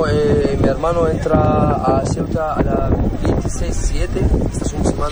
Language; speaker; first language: Spanish; non-native, learner; Arabic